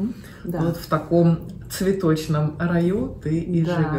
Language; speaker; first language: Russian; native; Russian